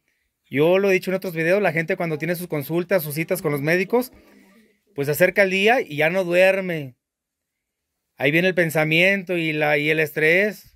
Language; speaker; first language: Spanish; native; Spanish